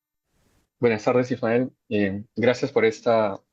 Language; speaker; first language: Spanish; native; Spanish